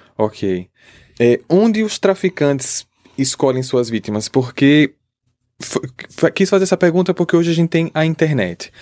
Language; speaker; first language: Portuguese; native; Portuguese